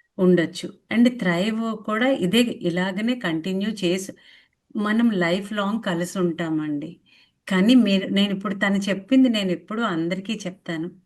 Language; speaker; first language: Telugu; native; Telugu